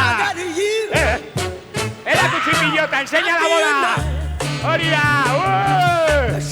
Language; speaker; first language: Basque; non-native, local second language; Spanish